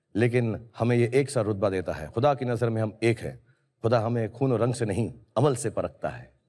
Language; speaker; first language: Hindi; native; Hindi